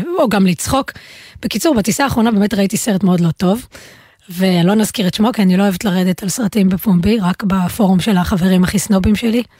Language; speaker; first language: Hebrew; native; Hebrew